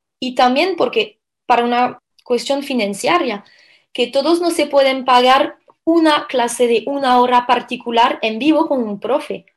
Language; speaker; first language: Spanish; non-native, fluent; French